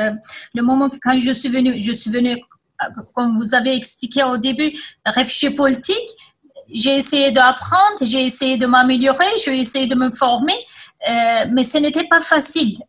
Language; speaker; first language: French; non-native, fluent; Kurdish